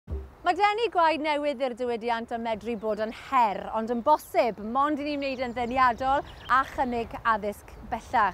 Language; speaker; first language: Welsh; native; Welsh